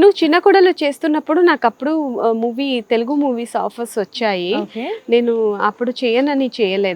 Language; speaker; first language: Telugu; non-native, fluent; Tamil